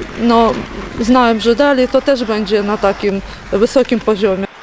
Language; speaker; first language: Polish; non-native, learner; Ukrainian